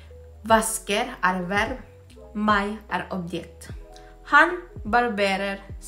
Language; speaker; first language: Norwegian; non-native, fluent; Filipino